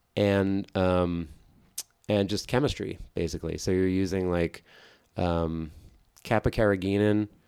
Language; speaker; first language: English; native; English